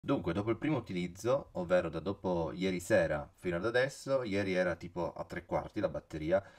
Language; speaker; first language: Italian; native; Italian